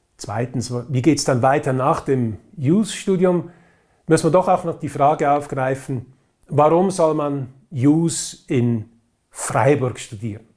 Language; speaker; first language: German; native; German